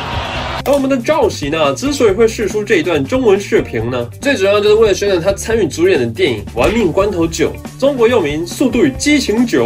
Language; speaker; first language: Chinese; native; Chinese